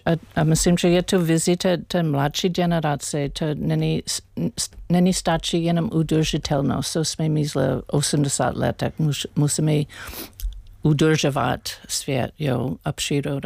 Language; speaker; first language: Czech; non-native, learner; English